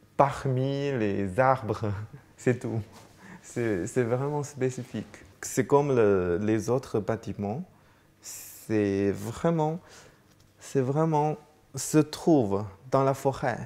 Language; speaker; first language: French; non-native, fluent; Chinese